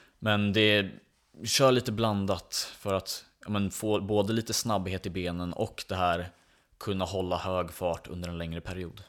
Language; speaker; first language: Swedish; native; Swedish